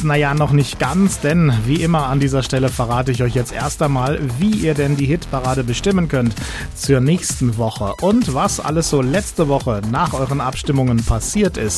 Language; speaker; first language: German; native; German